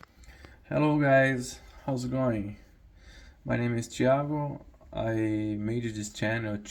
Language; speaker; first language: English; non-native, learner; Portuguese